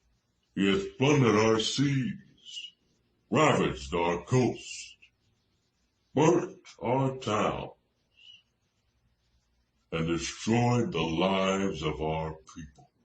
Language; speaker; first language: English; native; English